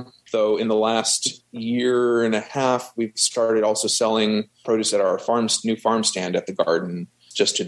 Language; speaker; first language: English; native; English